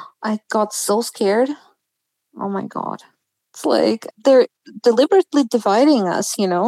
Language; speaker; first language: English; non-native, fluent; Russian